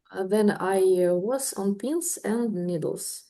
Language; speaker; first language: English; non-native, learner; Russian